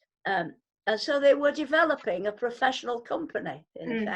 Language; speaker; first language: English; native; English